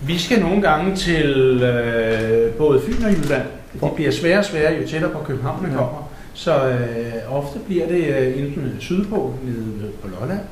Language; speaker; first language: Danish; native; Danish